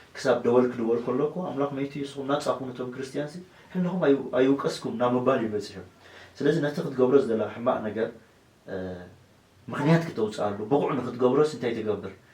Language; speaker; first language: Tigrinya; non-native, local second language; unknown